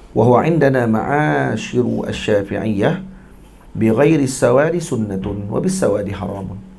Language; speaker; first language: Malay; native; Malay